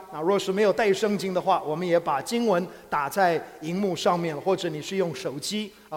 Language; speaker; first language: Chinese; native; Chinese